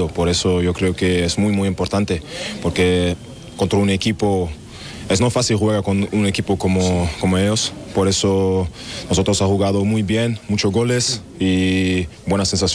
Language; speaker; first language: Spanish; non-native, learner; German